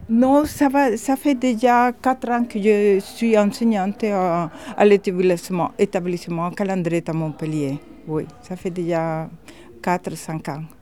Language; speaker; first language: French; non-native, fluent; Spanish